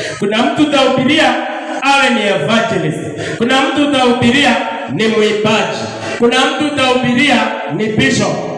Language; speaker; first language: Swahili; non-native, local second language; Luyia